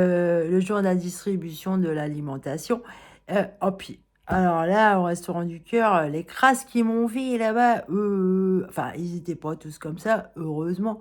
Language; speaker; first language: French; native; French